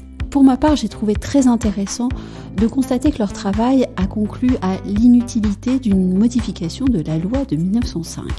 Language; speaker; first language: French; native; French